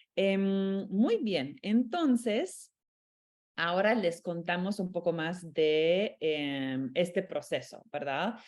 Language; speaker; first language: Spanish; non-native, fluent; Romanian